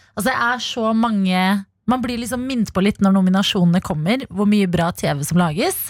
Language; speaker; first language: Norwegian; early bilingual, other home language; Albanian